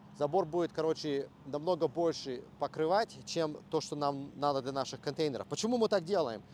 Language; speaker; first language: Russian; early bilingual, heritage; Russian